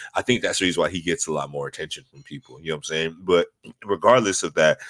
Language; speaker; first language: English; native; English